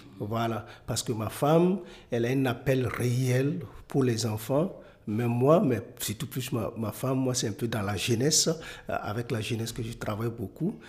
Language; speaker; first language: French; non-native, local second language; Mossi